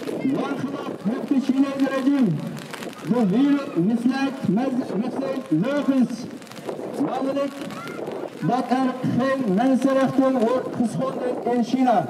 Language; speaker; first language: Dutch; non-native, fluent; Uyghur